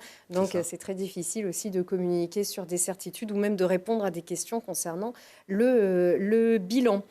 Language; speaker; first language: French; native; French